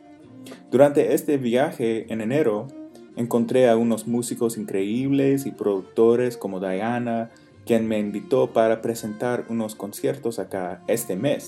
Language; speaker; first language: Spanish; non-native, fluent; English